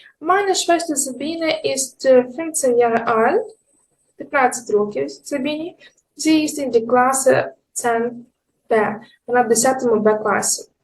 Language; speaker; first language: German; non-native, fluent; Ukrainian